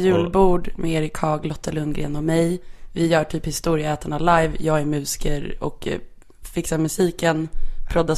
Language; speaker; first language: Swedish; native; Swedish